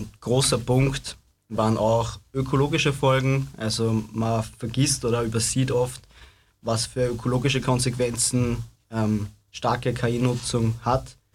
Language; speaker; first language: German; native; German